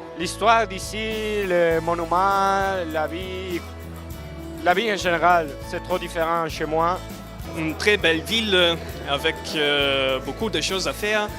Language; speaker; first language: French; non-native, learner; Italian